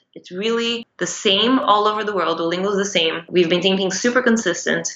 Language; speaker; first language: English; non-native, fluent; Portuguese